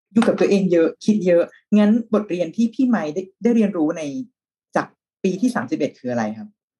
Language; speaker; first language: Thai; native; Thai